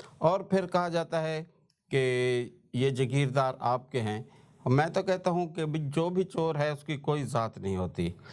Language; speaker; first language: Urdu; non-native, local second language; Saraiki